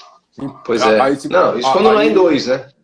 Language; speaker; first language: Portuguese; native; Portuguese